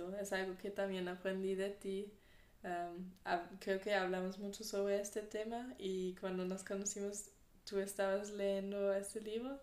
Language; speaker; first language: Spanish; non-native, fluent; German